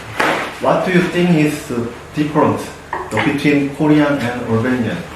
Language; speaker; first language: English; non-native, learner; Korean